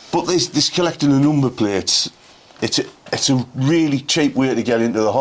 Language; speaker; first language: English; native; English